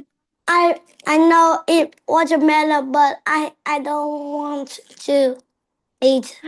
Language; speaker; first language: English; non-native, learner; Vietnamese